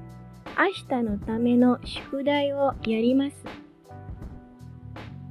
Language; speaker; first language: Japanese; non-native, fluent; Indonesian